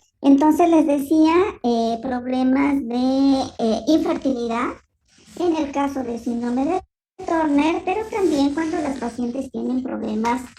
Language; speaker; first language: Spanish; native; Spanish